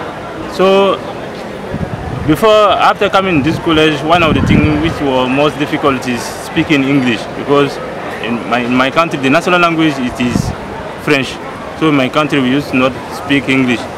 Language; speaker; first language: English; non-native, learner; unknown